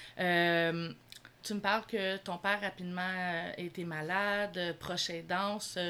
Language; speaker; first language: French; native; French